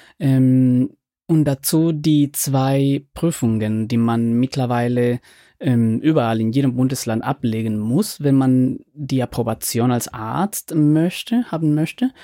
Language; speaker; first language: German; non-native, fluent; Spanish